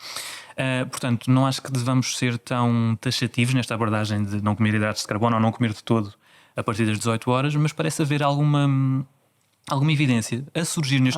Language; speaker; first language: Portuguese; native; Portuguese